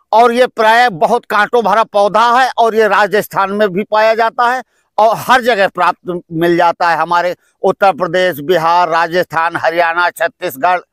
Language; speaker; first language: Hindi; native; Hindi